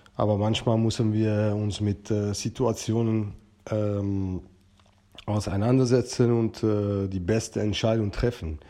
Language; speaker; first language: German; non-native, fluent; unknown